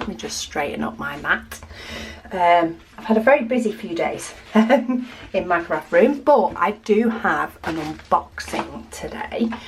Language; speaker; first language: English; native; English